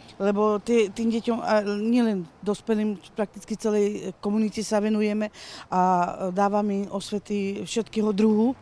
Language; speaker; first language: Slovak; non-native, local second language; Romany